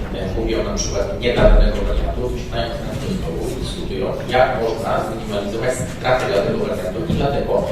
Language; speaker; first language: Polish; native; Polish